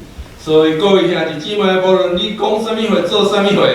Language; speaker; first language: Chinese; native; Chinese